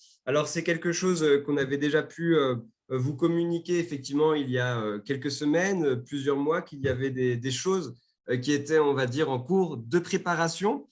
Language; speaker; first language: French; native; French